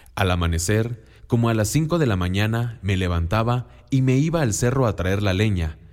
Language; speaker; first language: Spanish; non-native, local second language; Mixtepec Mixtec